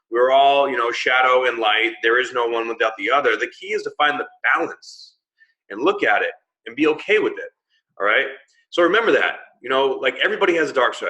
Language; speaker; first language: English; native; English